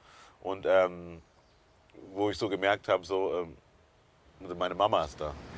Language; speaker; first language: German; early bilingual, other home language; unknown